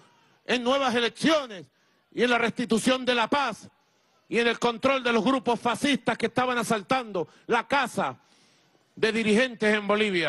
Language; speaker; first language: Spanish; native; Spanish